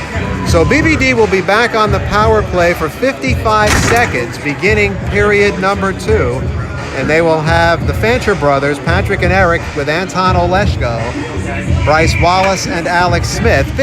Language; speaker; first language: English; native; English